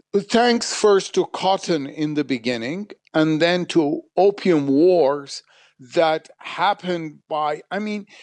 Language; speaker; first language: English; non-native, fluent; Arabic